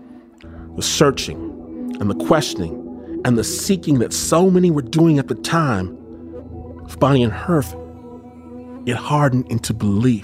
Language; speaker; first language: English; native; English